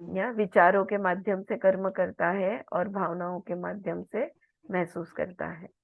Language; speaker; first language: Hindi; non-native, local second language; Marathi